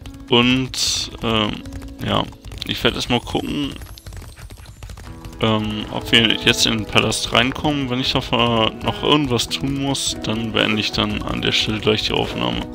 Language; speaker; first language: German; native; German